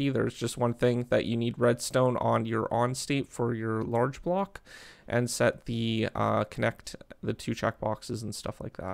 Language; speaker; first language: English; native; English